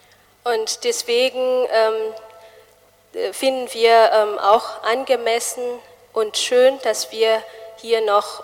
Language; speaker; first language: German; non-native, fluent; Malagasy